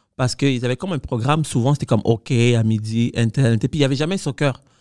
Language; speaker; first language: French; non-native, fluent; Spanish